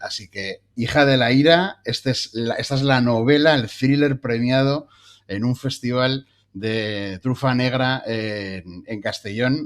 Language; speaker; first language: Spanish; native; Spanish